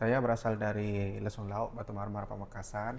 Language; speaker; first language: Indonesian; non-native, local second language; Madurese